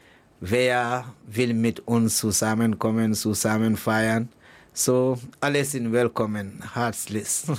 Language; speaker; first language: German; non-native, learner; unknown